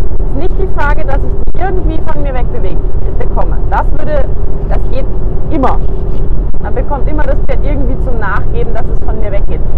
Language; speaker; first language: German; native; German